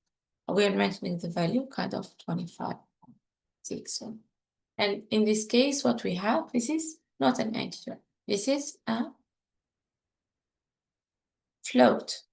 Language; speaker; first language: English; non-native, fluent; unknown